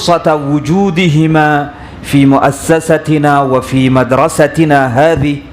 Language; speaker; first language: Arabic; non-native, fluent; Urdu